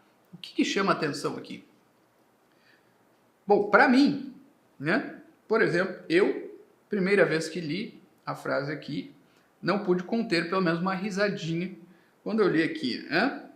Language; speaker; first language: Portuguese; native; Portuguese